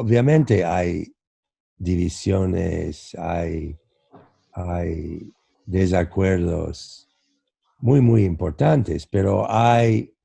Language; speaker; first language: Spanish; non-native, fluent; English